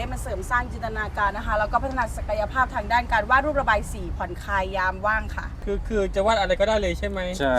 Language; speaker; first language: Thai; native; Thai